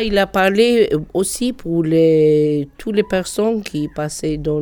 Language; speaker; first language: French; non-native, learner; Albanian